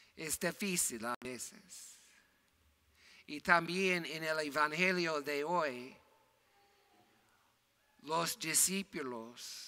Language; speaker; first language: Spanish; non-native, fluent; English